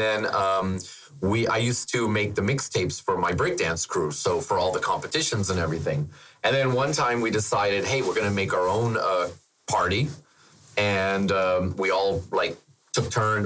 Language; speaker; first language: English; non-native, fluent; German